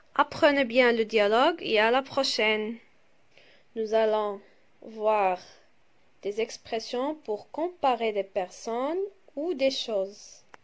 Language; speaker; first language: French; non-native, local second language; Arabic